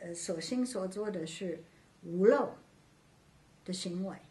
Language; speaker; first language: Chinese; non-native, fluent; English